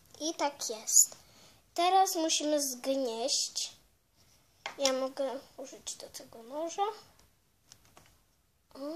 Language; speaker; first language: Polish; early bilingual, heritage; Polish